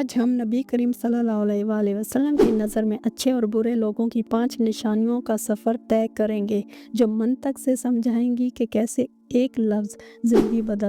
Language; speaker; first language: Hindi; native; Hindi